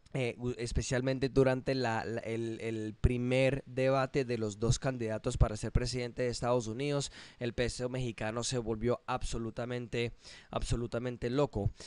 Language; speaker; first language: Spanish; early bilingual, heritage; English